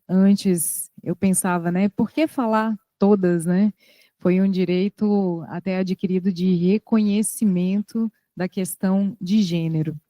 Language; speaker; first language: Portuguese; native; Portuguese